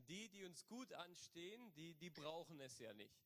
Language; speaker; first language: German; native; German